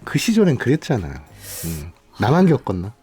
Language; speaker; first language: Korean; native; Korean